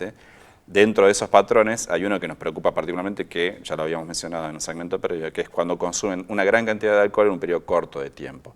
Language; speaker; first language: Spanish; native; Spanish